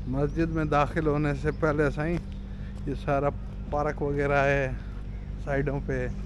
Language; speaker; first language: Urdu; non-native, local second language; Sindhi